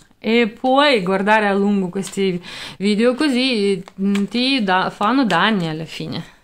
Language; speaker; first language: Italian; non-native, fluent; Russian